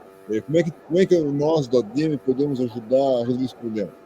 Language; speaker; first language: Portuguese; native; Portuguese